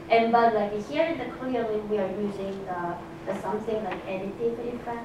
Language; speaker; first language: English; non-native, fluent; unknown